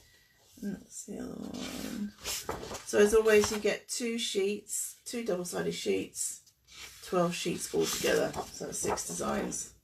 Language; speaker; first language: English; native; English